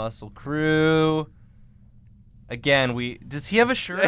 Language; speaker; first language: English; native; English